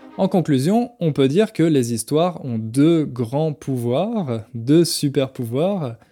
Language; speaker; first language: French; native; French